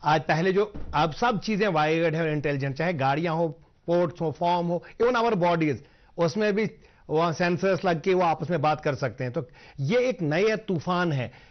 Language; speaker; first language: Hindi; non-native, local second language; Kashmiri